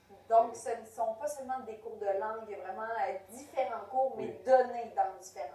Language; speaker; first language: French; native; French